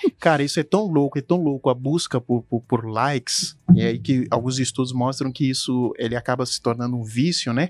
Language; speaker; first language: Portuguese; non-native, fluent; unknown